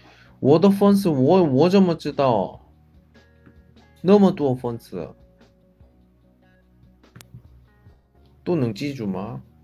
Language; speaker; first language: Chinese; non-native, learner; Korean